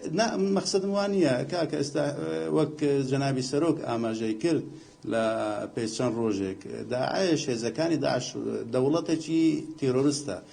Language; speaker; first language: Central Kurdish; non-native, local second language; Assyrian Neo-Aramaic